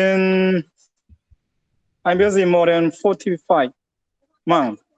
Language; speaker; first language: English; non-native, learner; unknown